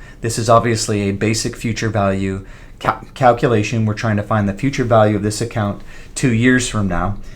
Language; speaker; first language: English; native; English